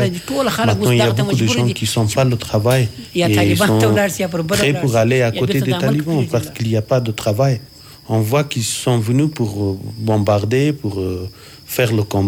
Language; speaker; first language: French; non-native, fluent; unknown